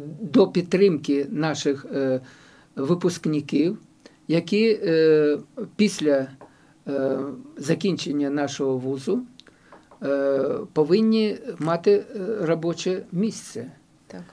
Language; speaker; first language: Ukrainian; non-native, local second language; Russian